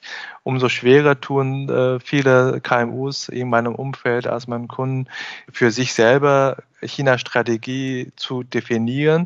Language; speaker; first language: German; non-native, fluent; Chinese